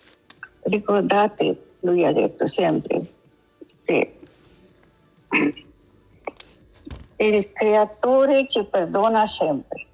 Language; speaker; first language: Italian; non-native, learner; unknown